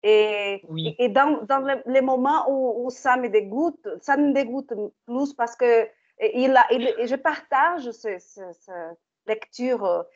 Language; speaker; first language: French; non-native, learner; Portuguese